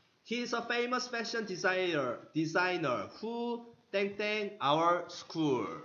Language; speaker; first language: English; non-native, fluent; Korean